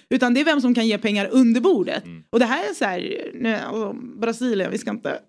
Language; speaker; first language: Swedish; early bilingual, other home language; Persian